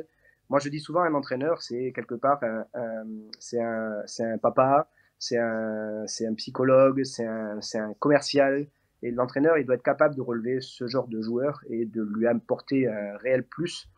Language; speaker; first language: French; native; French